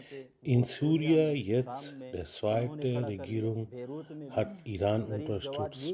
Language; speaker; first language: German; non-native, learner; Urdu